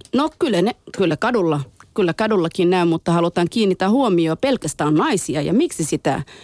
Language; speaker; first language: Finnish; non-native, fluent; Somali